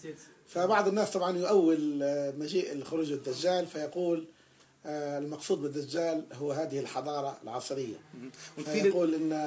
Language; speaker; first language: Arabic; native; Arabic